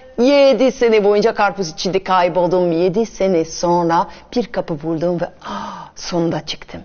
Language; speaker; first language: Turkish; non-native, fluent; French